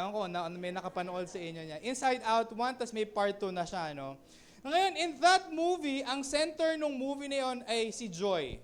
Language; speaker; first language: Filipino; native; Filipino